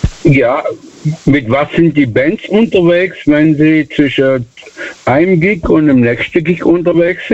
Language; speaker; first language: German; native; German